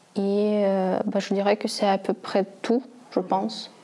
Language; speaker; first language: French; non-native, fluent; Russian